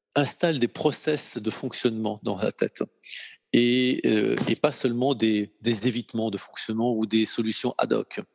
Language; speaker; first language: French; non-native, fluent; Ukrainian